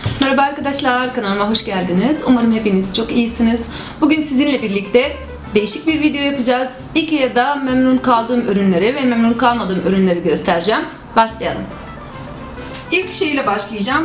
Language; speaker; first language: Turkish; non-native, fluent; Arabic